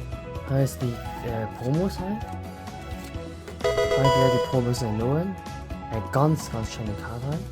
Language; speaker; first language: German; non-native, local second language; Luxembourgish